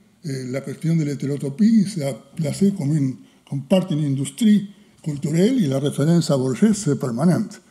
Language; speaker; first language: French; non-native, fluent; Spanish